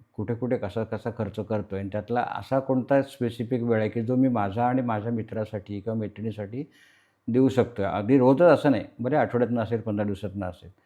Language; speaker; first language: Marathi; native; Marathi